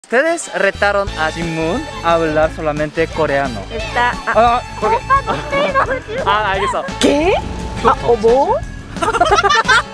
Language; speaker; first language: Spanish; early bilingual, other home language; Korean